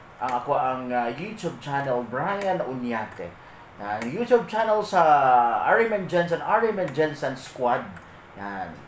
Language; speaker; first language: Cebuano; native; Cebuano